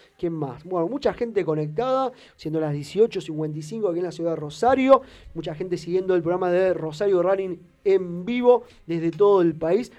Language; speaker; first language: Spanish; native; Spanish